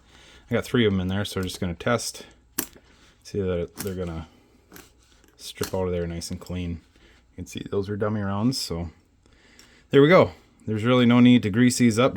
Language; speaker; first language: English; native; English